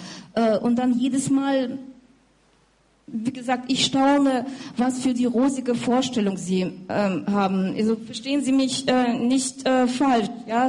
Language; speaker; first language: German; non-native, fluent; Russian